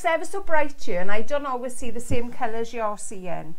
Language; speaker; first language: English; native; English